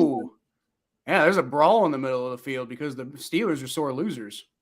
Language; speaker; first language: English; native; English